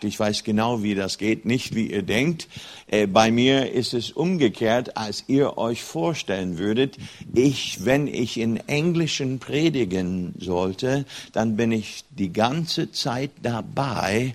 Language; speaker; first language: German; non-native, fluent; English